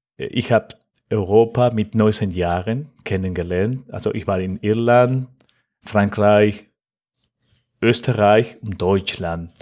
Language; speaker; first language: German; non-native, fluent; Spanish